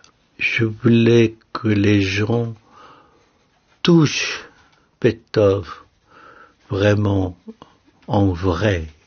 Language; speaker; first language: French; non-native, fluent; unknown